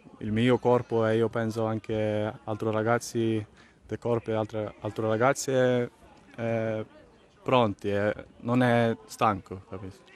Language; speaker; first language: Italian; non-native, learner; Swedish